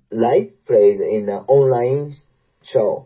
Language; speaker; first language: English; non-native, learner; Japanese